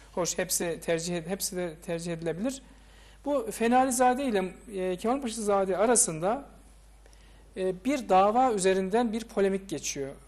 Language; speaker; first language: Turkish; native; Turkish